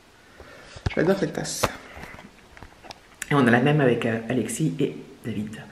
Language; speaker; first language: French; native; French